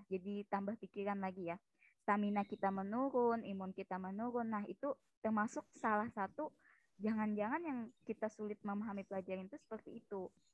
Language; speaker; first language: Indonesian; native; Indonesian